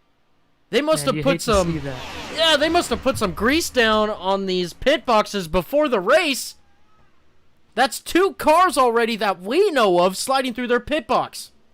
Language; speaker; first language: English; native; English